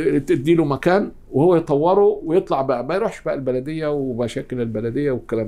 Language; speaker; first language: Arabic; native; Arabic